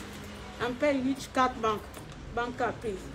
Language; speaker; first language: English; non-native, learner; French